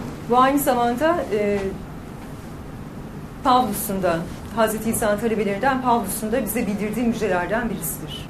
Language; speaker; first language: Turkish; native; Turkish